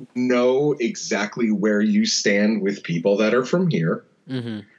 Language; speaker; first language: English; native; English